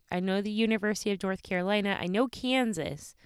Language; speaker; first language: English; native; English